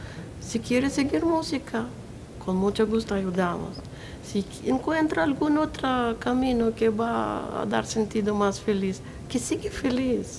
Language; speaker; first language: Spanish; non-native, learner; Russian